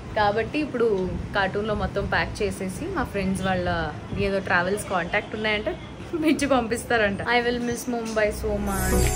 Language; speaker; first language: Telugu; non-native, local second language; Hindi